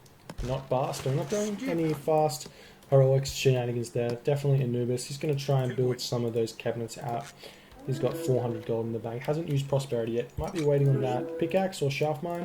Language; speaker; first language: English; native; English